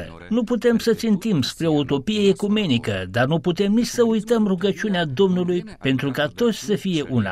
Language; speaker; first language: Romanian; native; Romanian